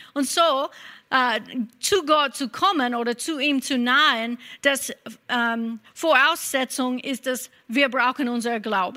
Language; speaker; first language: German; non-native, fluent; English